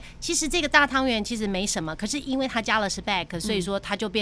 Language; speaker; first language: Chinese; native; Chinese